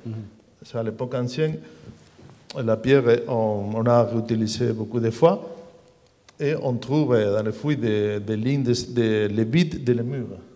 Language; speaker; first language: French; non-native, learner; Spanish